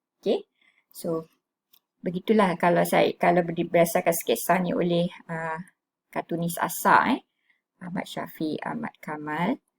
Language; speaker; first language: Malay; native; Malay